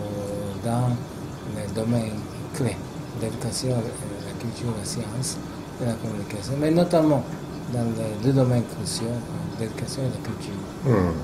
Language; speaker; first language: French; non-native, fluent; Japanese